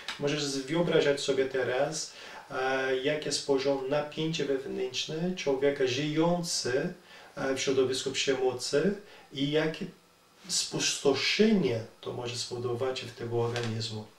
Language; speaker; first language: Polish; non-native, learner; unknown